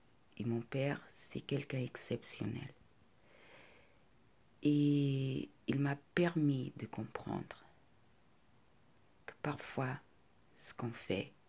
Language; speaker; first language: French; non-native, fluent; Portuguese